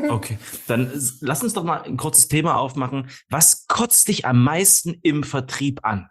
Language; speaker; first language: German; native; German